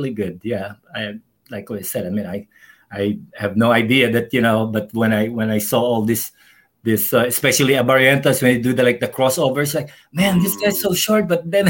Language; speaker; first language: English; non-native, local second language; Filipino